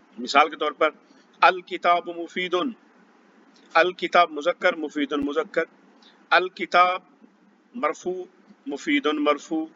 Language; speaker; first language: Urdu; native; Urdu